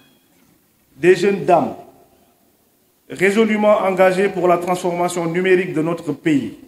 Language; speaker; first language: French; non-native, local second language; Wolof